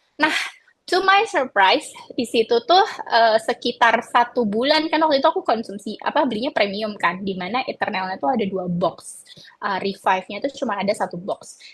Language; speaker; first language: Indonesian; native; Indonesian